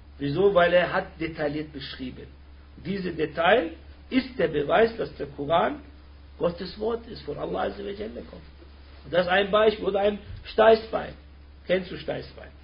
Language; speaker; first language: German; early bilingual, other home language; Turkish